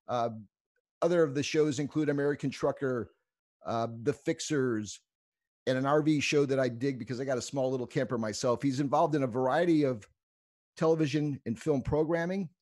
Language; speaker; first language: English; native; English